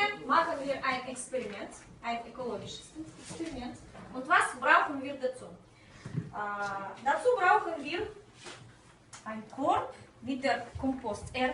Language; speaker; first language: German; non-native, fluent; Russian